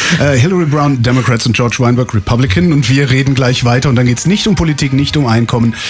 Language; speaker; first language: German; native; German